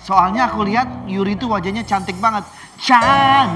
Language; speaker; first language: Indonesian; native; Indonesian